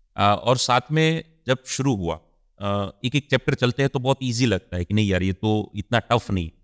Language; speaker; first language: Hindi; non-native, local second language; Gujarati